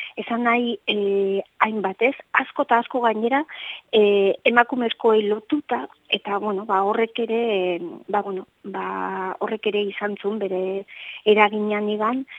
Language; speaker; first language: Basque; native; Basque